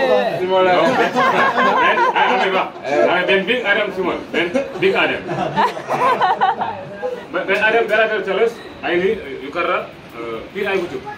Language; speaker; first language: Turkish; non-native, learner; French